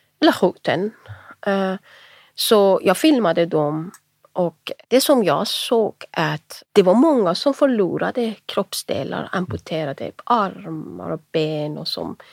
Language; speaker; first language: Swedish; non-native, fluent; Persian